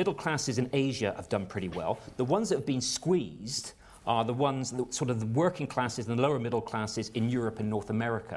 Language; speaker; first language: English; native; English